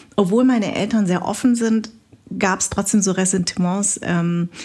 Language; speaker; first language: German; early bilingual, other home language; Vietnamese